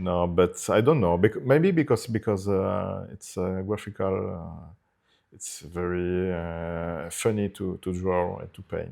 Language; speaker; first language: English; non-native, fluent; Italian